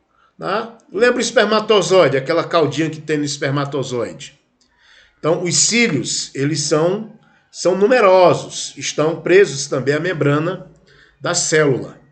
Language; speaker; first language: Portuguese; native; Portuguese